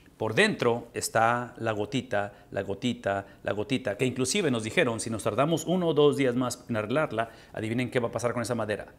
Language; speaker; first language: Spanish; native; Spanish